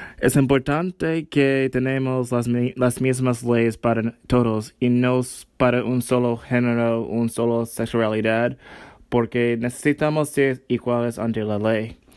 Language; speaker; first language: Spanish; non-native, learner; English